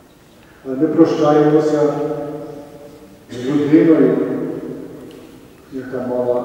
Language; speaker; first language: Ukrainian; native; Ukrainian